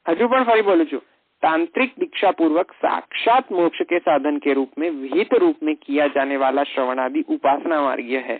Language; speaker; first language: Hindi; non-native, local second language; Gujarati